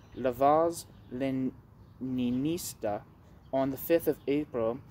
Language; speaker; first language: English; native; English